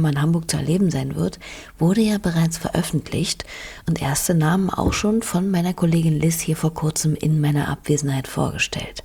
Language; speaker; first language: German; native; German